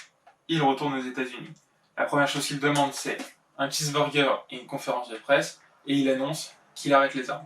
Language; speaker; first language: French; native; French